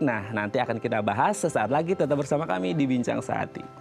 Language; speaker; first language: Indonesian; native; Indonesian